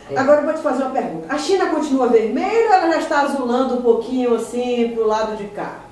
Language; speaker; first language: Portuguese; native; Portuguese